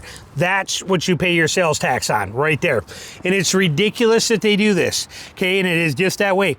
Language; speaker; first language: English; native; English